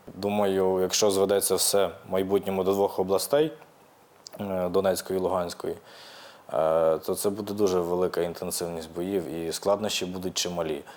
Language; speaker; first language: Ukrainian; native; Ukrainian